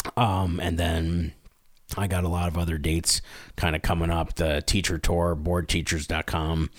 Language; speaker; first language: English; native; English